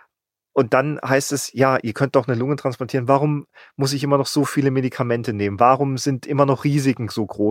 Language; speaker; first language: German; native; German